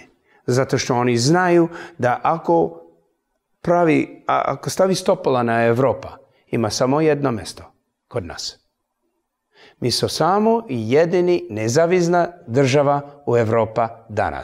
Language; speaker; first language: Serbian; early bilingual, heritage; English